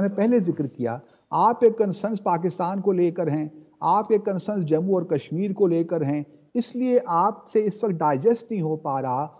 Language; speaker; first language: Urdu; native; Urdu